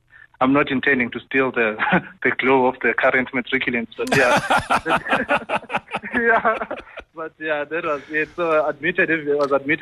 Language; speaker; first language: English; non-native, local second language; Xhosa